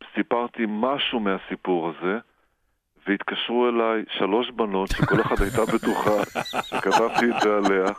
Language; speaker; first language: Hebrew; non-native, fluent; Russian